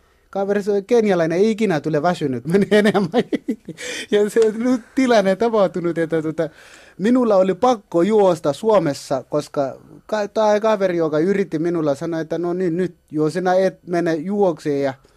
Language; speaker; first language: Finnish; non-native, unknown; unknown